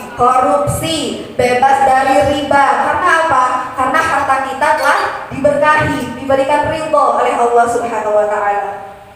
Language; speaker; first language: Indonesian; non-native, local second language; Madurese